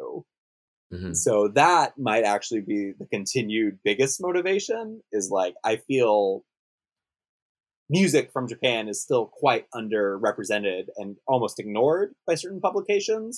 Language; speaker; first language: English; native; English